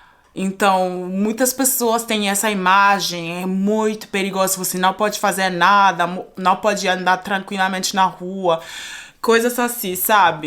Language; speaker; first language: Portuguese; non-native, fluent; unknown